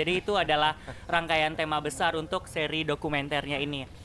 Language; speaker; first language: Indonesian; native; Indonesian